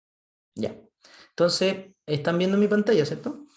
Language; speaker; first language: Spanish; native; Spanish